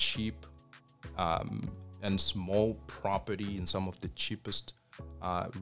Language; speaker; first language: English; non-native, fluent; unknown